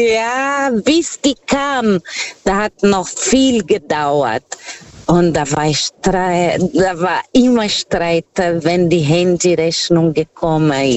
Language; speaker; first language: German; non-native, learner; Portuguese